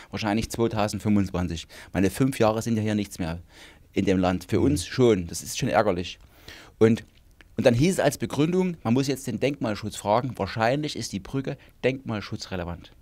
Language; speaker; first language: German; native; German